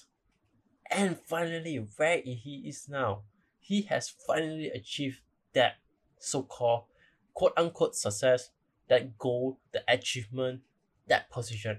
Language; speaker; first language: English; non-native, local second language; Chinese